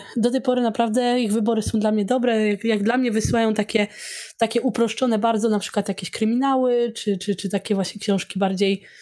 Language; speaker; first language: Polish; native; Polish